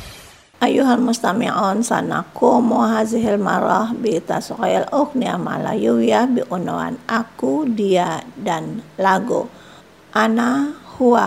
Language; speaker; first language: Arabic; non-native, fluent; Indonesian